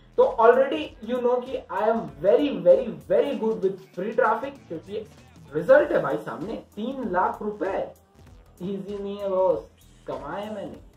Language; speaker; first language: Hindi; native; Hindi